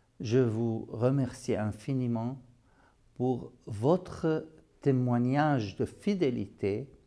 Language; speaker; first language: French; non-native, fluent; Arabic